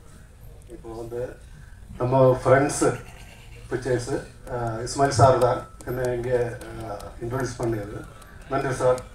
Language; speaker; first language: Tamil; non-native, learner; Malayalam